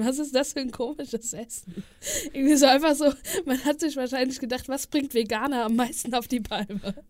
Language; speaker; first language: German; native; German